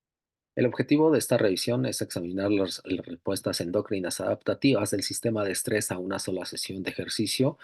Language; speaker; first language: Spanish; native; Spanish